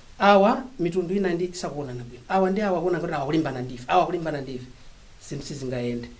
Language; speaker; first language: Nyanja; non-native, local second language; Tumbuka